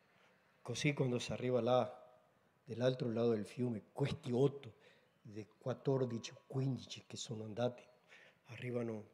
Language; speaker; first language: Italian; non-native, learner; Spanish